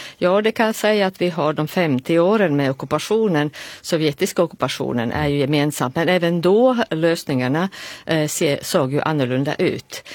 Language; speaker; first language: Swedish; non-native, fluent; Latvian